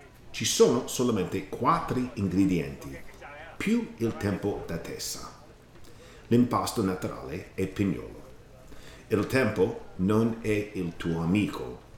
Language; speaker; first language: Italian; non-native, learner; English